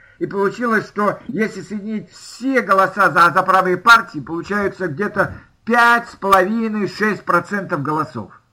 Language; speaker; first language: Russian; native; Russian